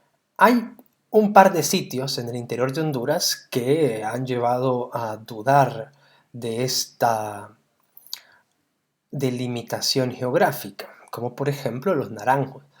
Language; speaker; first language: Spanish; native; Spanish